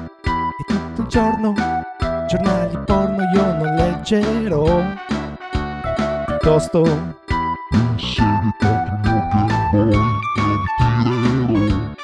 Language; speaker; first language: Italian; native; Italian